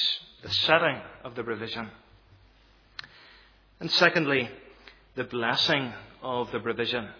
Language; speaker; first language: English; native; English